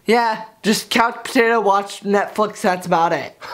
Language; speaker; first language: English; native; English